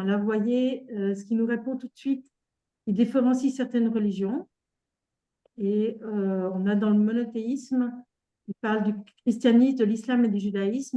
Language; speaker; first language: French; native; French